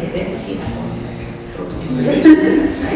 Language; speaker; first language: Spanish; non-native, learner; English